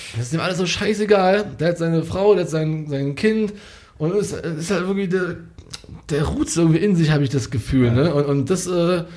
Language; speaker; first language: German; early bilingual, other home language; Hungarian